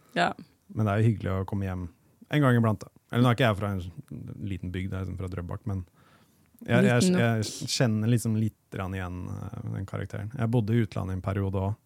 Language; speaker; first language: Norwegian; native; Norwegian